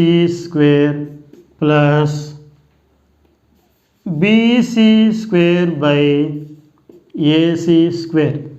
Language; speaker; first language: English; non-native, local second language; Telugu